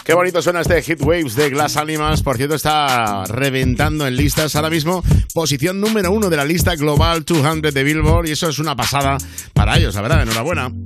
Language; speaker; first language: Spanish; native; Spanish